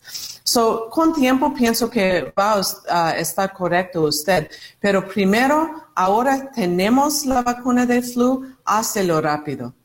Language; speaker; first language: Spanish; non-native, learner; English